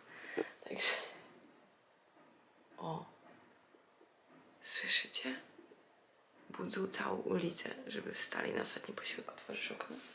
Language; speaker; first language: Polish; native; Polish